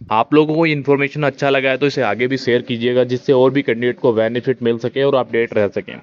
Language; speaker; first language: Hindi; native; Hindi